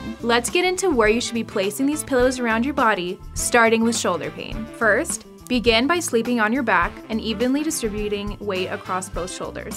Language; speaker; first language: English; native; English